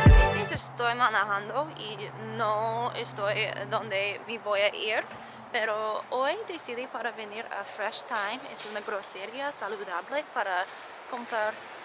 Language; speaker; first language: Spanish; non-native, learner; English